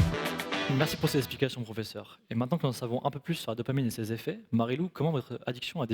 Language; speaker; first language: French; native; French